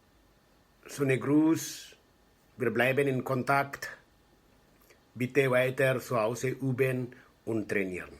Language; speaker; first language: German; non-native, fluent; Indonesian